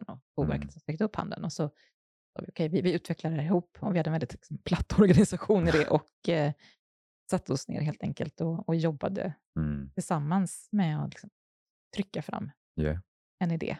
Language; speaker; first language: Swedish; native; Swedish